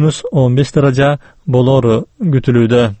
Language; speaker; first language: Kyrgyz; native; Kyrgyz